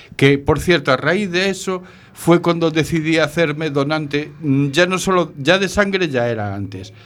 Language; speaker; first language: Spanish; native; Spanish